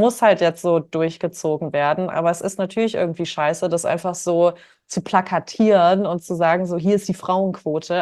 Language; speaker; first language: German; native; German